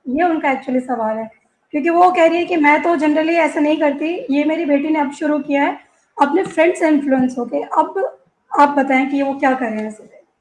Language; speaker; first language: Hindi; native; Hindi